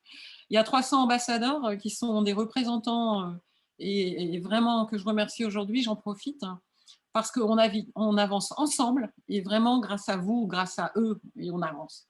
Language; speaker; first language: French; native; French